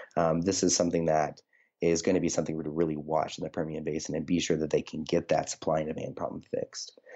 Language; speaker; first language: English; native; English